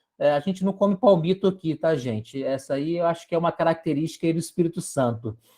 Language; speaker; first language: Portuguese; native; Portuguese